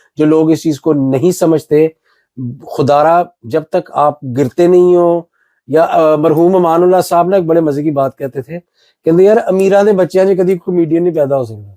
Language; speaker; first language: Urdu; non-native, local second language; Punjabi